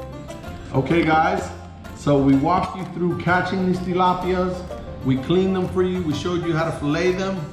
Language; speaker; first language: English; native; English